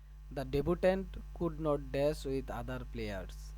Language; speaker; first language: English; non-native, local second language; Bangla